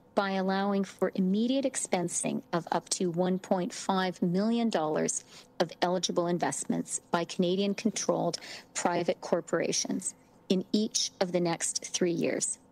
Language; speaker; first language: English; native; English